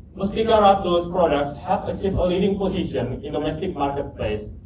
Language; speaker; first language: English; non-native, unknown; Indonesian